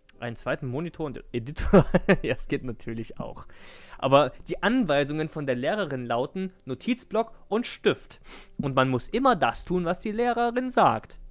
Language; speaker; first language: German; native; German